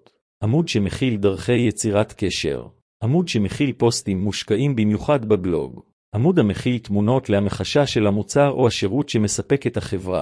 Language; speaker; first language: Hebrew; native; Hebrew